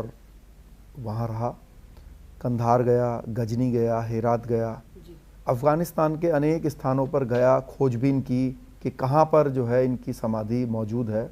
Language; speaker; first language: Hindi; native; Hindi